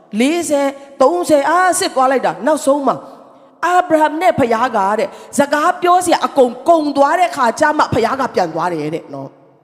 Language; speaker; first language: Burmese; non-native, local second language; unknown